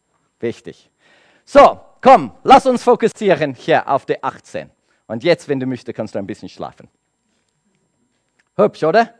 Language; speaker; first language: German; non-native, learner; English